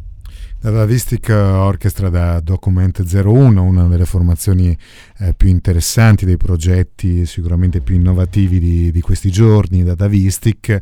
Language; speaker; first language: Italian; native; Italian